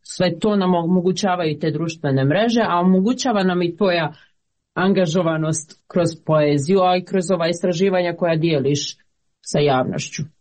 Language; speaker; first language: Serbian; native; Serbian